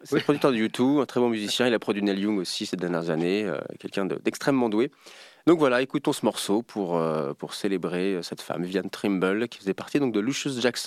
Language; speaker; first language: French; native; French